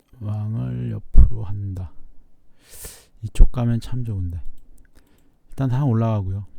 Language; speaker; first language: Korean; native; Korean